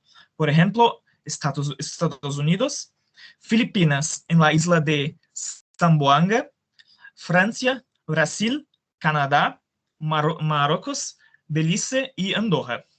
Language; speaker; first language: Spanish; non-native, fluent; Portuguese